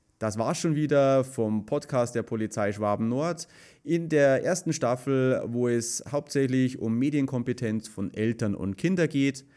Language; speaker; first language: German; native; German